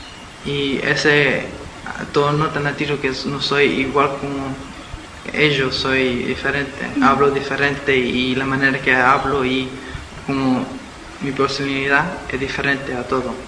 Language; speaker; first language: Spanish; early bilingual, heritage; Spanish